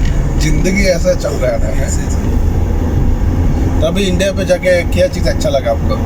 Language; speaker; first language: Hindi; non-native, learner; Bangla